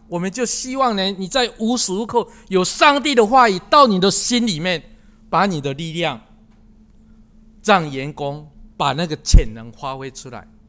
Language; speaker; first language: Chinese; non-native, local second language; Min Nan Chinese